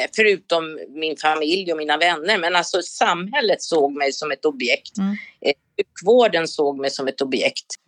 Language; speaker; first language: Swedish; native; Swedish